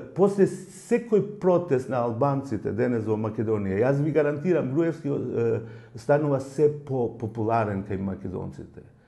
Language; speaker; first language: Macedonian; non-native, local second language; Albanian